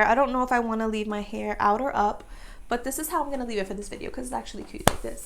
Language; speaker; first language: English; native; English